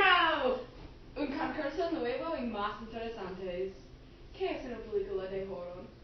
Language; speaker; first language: Spanish; non-native, learner; English